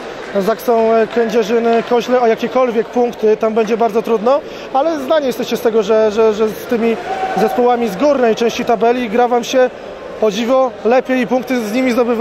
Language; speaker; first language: Polish; native; Polish